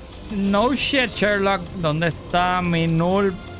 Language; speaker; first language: Spanish; native; Spanish